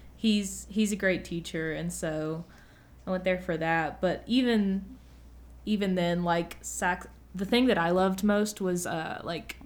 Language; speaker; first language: English; native; English